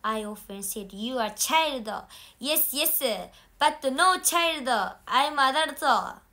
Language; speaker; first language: English; non-native, learner; Japanese